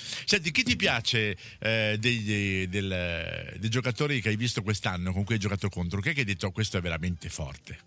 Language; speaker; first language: Italian; native; Italian